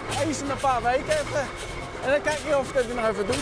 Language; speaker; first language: Dutch; native; Dutch